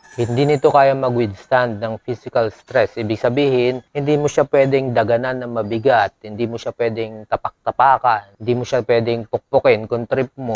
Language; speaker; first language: Filipino; native; Filipino